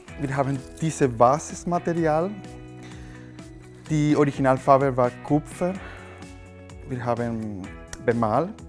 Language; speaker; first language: German; non-native, learner; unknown